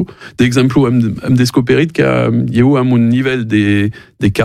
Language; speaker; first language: Romanian; non-native, learner; French